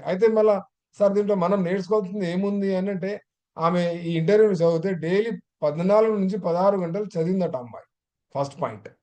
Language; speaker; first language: Telugu; non-native, local second language; Urdu